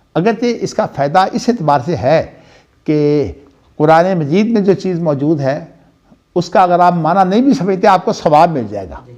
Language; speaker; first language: Urdu; non-native, local second language; Punjabi